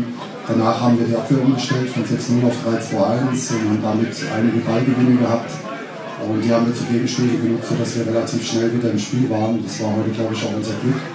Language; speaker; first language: German; native; German